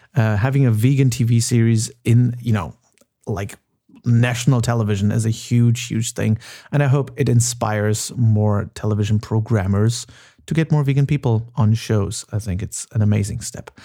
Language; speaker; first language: English; non-native, fluent; German